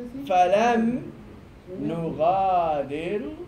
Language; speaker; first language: Arabic; non-native, fluent; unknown